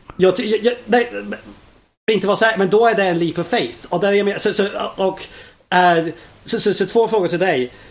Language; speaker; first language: Swedish; non-native, fluent; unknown